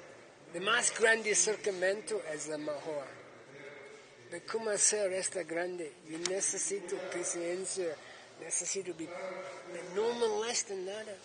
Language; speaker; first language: Spanish; non-native, learner; English